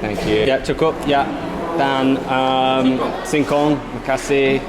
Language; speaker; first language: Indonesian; non-native, learner; English